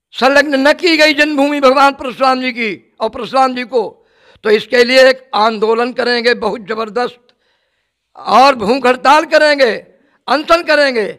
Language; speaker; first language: Hindi; native; Hindi